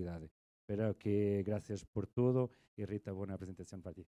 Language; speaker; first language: Spanish; non-native, learner; Portuguese